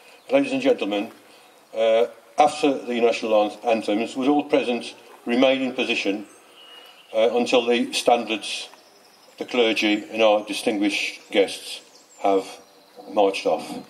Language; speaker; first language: English; early bilingual, other home language; Polish